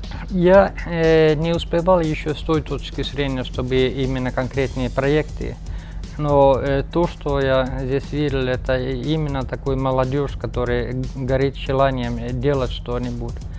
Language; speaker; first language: Russian; non-native, fluent; Finnish